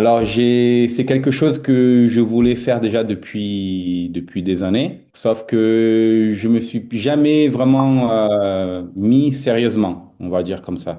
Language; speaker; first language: French; non-native, fluent; Portuguese